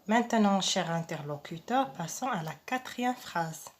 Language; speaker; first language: French; non-native, local second language; Arabic